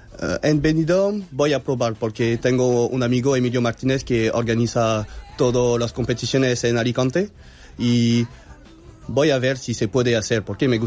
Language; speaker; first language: Spanish; non-native, fluent; French